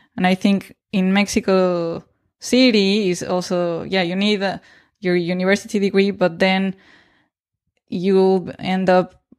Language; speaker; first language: English; non-native, fluent; Spanish